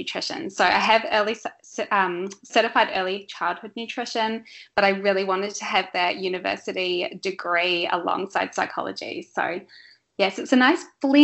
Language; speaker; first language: English; native; English